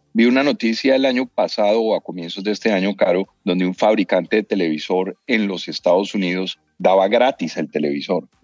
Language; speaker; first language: Spanish; native; Spanish